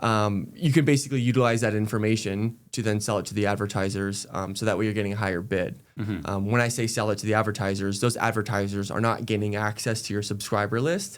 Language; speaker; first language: English; native; English